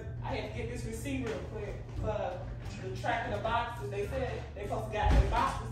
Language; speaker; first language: English; native; English